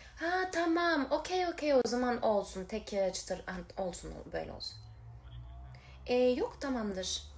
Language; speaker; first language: Turkish; early bilingual, heritage; Turkish